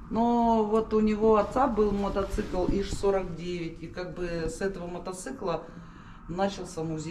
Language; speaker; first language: Russian; native; Russian